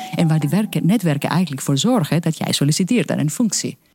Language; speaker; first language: Dutch; non-native, fluent; Greek